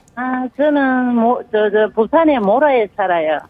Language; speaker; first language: Korean; native; Korean